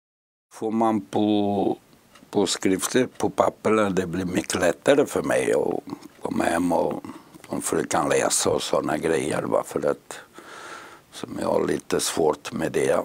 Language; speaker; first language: Swedish; non-native, fluent; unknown